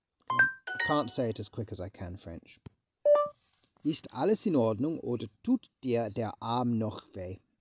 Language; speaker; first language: German; non-native, learner; English